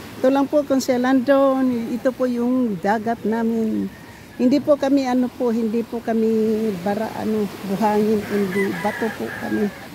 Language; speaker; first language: Filipino; non-native, local second language; Cebuano